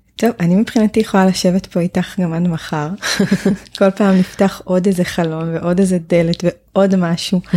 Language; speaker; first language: Hebrew; native; Hebrew